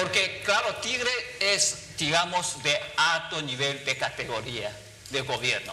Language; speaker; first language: Spanish; non-native, fluent; Chinese